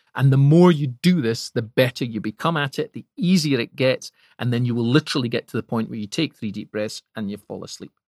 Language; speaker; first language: English; native; English